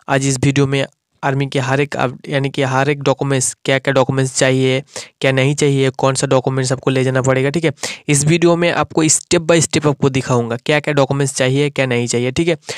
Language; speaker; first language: Hindi; non-native, local second language; Bangla